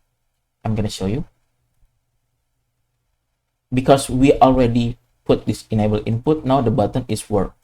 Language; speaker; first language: English; non-native, fluent; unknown